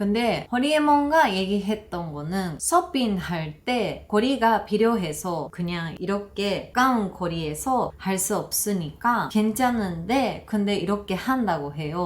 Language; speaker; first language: Korean; non-native, learner; Japanese